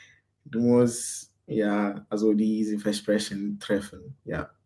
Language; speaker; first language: German; non-native, fluent; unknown